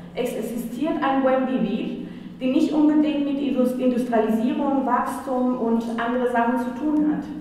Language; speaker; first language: German; non-native, fluent; Spanish